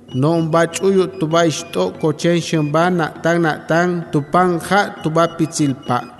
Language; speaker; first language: Spanish; non-native, local second language; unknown